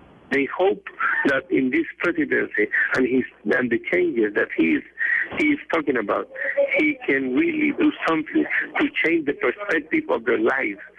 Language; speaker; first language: English; non-native, fluent; Spanish